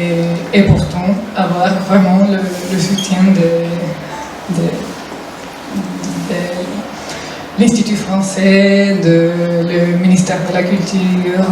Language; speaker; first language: French; non-native, fluent; Spanish